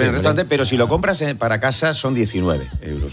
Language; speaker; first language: Spanish; native; Spanish